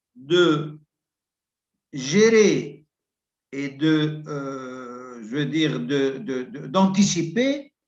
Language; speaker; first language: French; non-native, local second language; Arabic